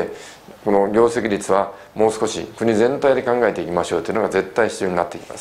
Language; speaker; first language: Japanese; native; Japanese